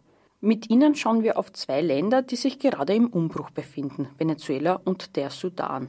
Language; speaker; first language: German; native; German